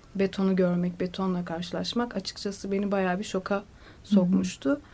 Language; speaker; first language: Turkish; native; Turkish